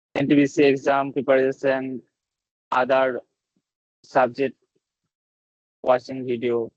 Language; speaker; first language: English; non-native, learner; Bangla